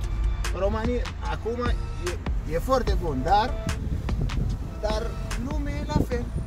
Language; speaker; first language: Romanian; non-native, learner; Arabic